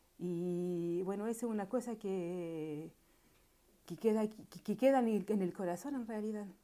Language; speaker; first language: Spanish; early bilingual, heritage; Spanish